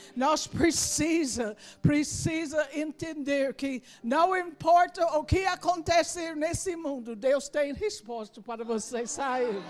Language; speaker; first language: Portuguese; non-native, learner; English